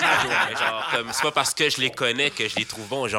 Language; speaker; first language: French; native; French